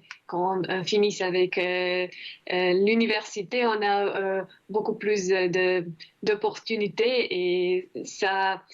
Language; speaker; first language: French; non-native, fluent; Croatian